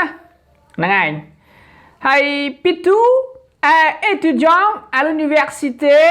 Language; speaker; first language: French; non-native, learner; Khmer